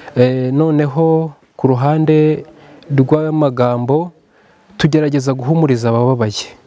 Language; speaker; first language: Kinyarwanda; native; Kinyarwanda